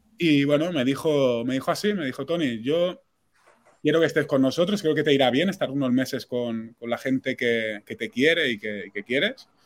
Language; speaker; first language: Spanish; non-native, local second language; Catalan